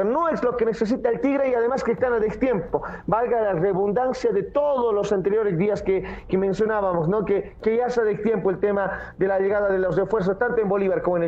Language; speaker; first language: Spanish; native; Spanish